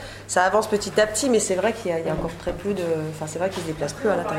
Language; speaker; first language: French; native; French